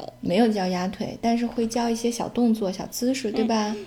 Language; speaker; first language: Chinese; native; Chinese